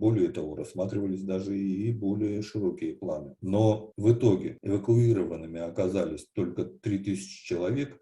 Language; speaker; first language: Russian; native; Russian